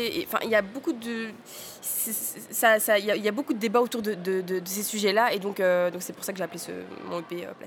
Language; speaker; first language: French; native; French